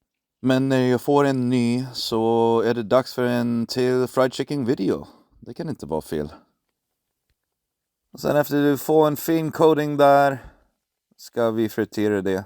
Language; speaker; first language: Swedish; non-native, fluent; English